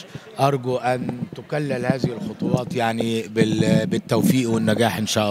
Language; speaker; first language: Arabic; native; Arabic